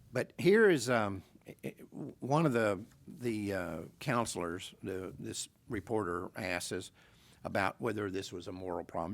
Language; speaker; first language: English; native; English